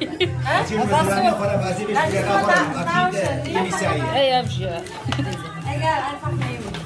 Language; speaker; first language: German; non-native, learner; Arabic